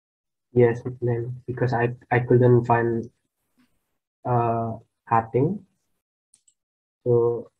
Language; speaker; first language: English; non-native, learner; Indonesian